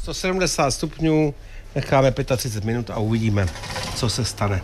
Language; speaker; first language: Czech; native; Czech